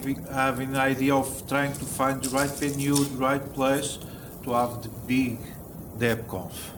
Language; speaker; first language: English; non-native, fluent; Portuguese